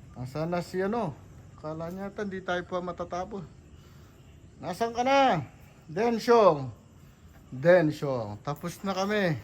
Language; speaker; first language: Filipino; non-native, local second language; Iloko